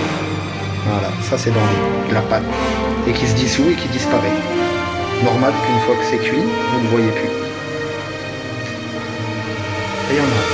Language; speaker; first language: French; native; French